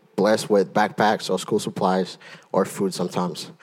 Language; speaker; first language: English; early bilingual, other home language; Haitian Creole